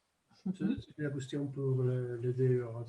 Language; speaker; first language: French; non-native, fluent; Spanish